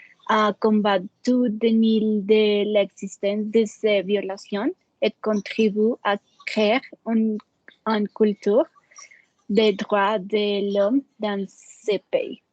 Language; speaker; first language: French; non-native, learner; Spanish